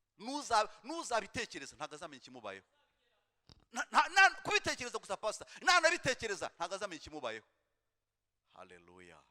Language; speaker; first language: Kinyarwanda; native; Kinyarwanda